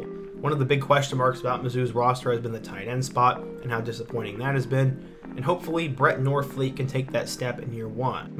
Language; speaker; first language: English; native; English